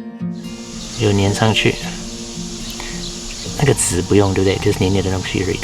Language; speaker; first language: Chinese; non-native, fluent; English